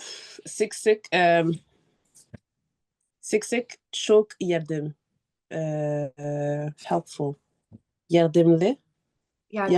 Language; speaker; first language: Turkish; non-native, learner; French